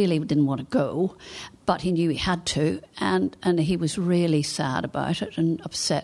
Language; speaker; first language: English; native; English